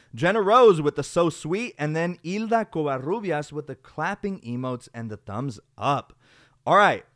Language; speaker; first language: English; early bilingual, other home language; Spanish